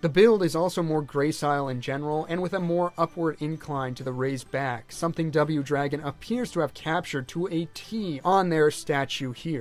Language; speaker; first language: English; native; English